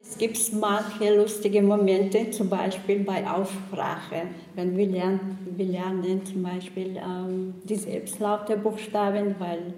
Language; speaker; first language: German; non-native, learner; Chechen